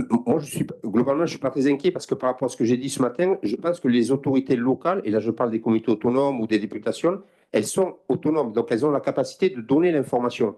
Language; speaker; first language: French; native; French